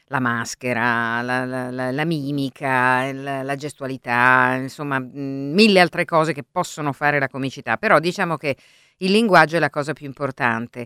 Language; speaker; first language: Italian; native; Italian